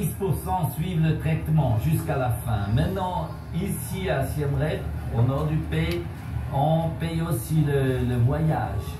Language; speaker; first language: French; non-native, local second language; German